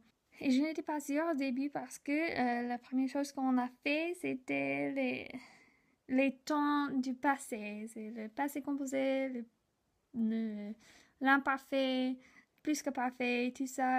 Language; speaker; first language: French; non-native, learner; English